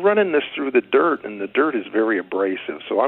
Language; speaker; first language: English; native; English